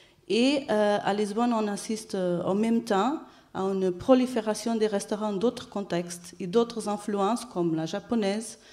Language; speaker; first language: French; non-native, fluent; Portuguese